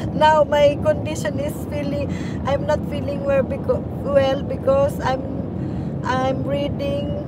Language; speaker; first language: English; non-native, local second language; Cebuano